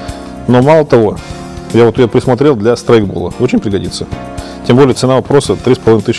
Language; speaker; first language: Russian; native; Russian